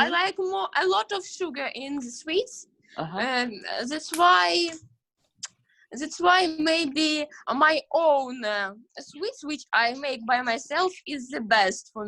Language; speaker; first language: English; non-native, learner; Ukrainian